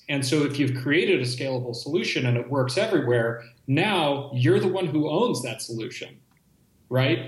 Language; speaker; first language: English; native; English